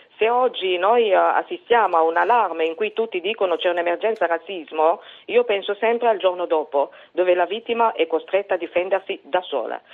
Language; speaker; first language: Italian; non-native, fluent; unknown